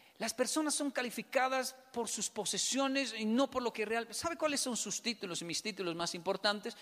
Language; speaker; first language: Spanish; native; Spanish